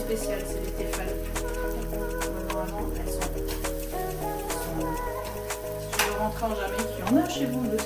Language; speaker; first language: French; native; French